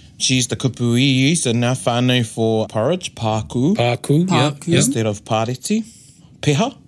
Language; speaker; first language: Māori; non-native, local second language; English